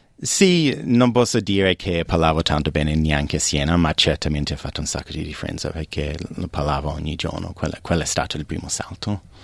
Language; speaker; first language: Italian; non-native, fluent; English